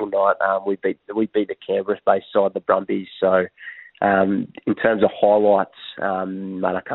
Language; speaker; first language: English; native; English